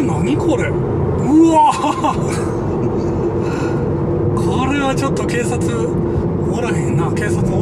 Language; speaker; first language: Japanese; native; Japanese